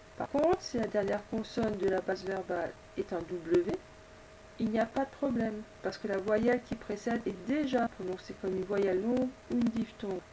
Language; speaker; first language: French; native; French